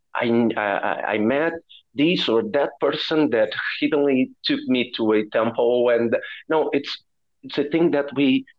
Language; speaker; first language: English; non-native, fluent; Portuguese